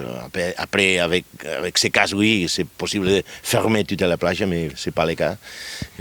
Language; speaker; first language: French; non-native, fluent; Catalan